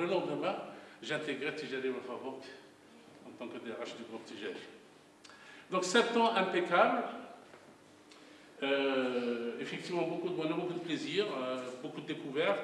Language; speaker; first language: French; non-native, local second language; Arabic